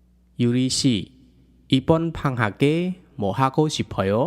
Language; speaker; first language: Korean; non-native, fluent; Khmer